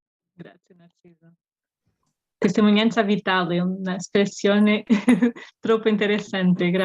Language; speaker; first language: Italian; non-native, fluent; Portuguese